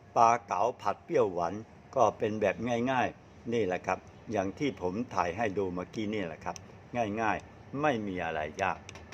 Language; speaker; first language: Thai; non-native, fluent; Chinese